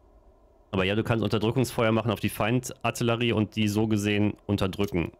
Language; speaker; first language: German; native; German